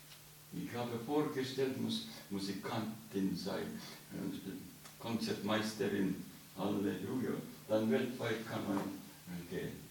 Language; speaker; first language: German; non-native, learner; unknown